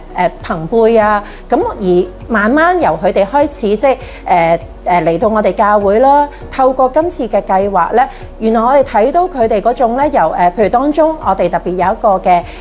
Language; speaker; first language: Cantonese; native; Cantonese